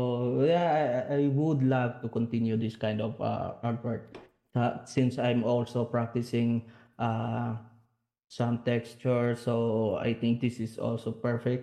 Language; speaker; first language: English; non-native, local second language; Hiligaynon